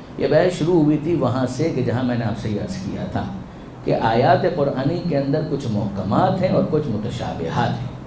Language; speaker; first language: Urdu; non-native, local second language; Gujarati